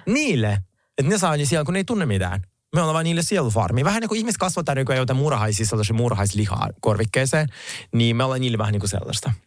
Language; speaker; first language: Finnish; non-native, fluent; Russian